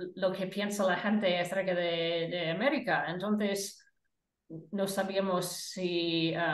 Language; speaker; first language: Spanish; non-native, fluent; English